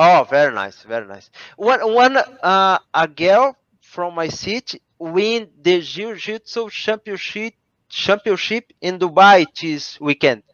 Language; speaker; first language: English; non-native, learner; Portuguese